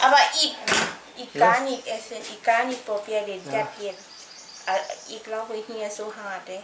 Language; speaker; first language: German; non-native, learner; Thai